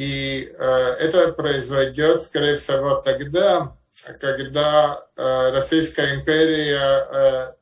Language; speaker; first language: Russian; non-native, fluent; Latvian